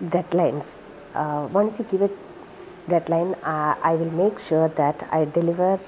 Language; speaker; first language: English; non-native, local second language; Malayalam